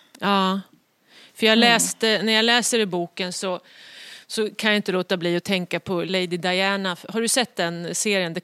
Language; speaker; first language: Swedish; native; Swedish